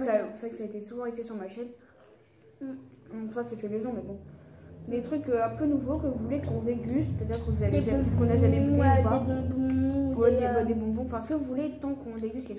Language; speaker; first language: French; native; French